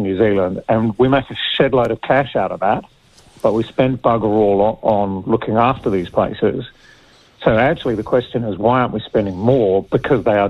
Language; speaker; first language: English; native; English